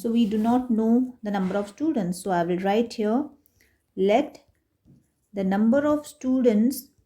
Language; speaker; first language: English; non-native, local second language; Hindi